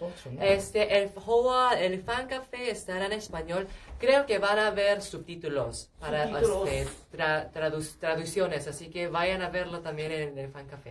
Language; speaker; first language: Spanish; non-native, learner; Korean